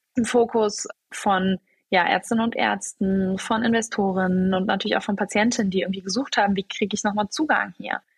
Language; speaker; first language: German; native; German